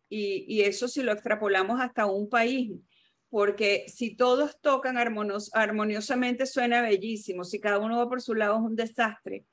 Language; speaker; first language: Spanish; native; Spanish